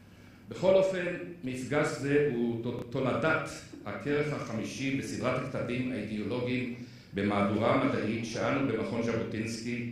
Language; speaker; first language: Hebrew; native; Hebrew